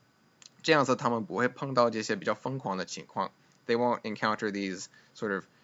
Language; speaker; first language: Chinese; non-native, fluent; English